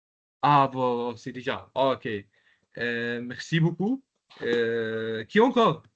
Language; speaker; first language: French; non-native, local second language; Arabic